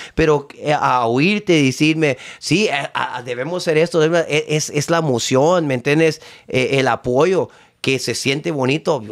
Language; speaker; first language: Spanish; early bilingual, heritage; Spanish